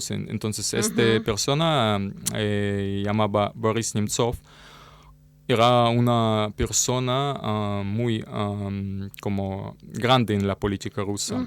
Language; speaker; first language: Spanish; non-native, learner; Russian